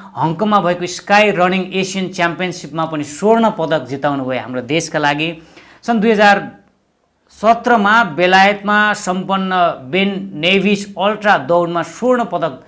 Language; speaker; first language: Nepali; native; Nepali